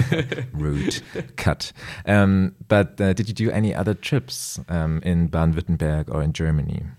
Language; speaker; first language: English; non-native, fluent; German